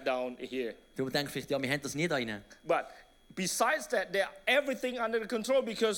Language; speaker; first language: English; non-native, fluent; Indonesian